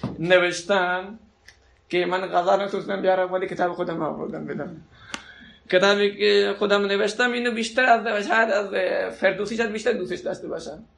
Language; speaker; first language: Persian; non-native, local second language; Baluchi